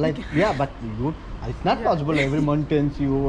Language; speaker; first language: English; non-native, learner; Telugu